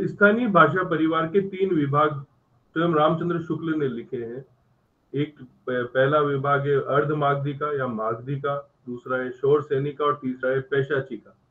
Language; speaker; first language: Hindi; native; Hindi